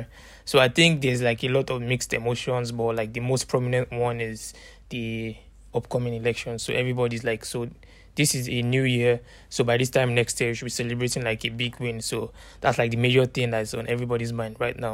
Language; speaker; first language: English; non-native, local second language; Yoruba